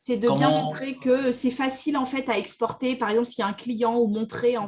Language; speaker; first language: French; native; French